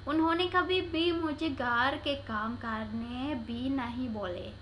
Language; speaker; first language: Hindi; non-native, learner; Indonesian